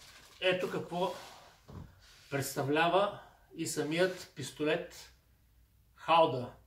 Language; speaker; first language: Bulgarian; native; Bulgarian